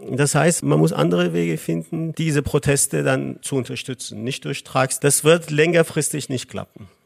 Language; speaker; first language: German; non-native, fluent; Persian